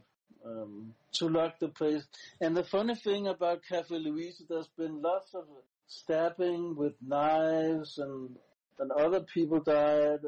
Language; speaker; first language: English; non-native, fluent; Danish